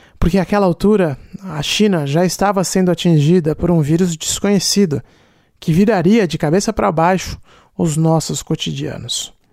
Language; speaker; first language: Portuguese; native; Portuguese